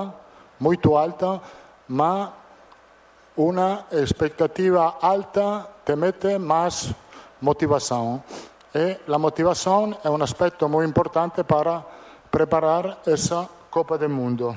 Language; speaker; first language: Portuguese; non-native, fluent; Italian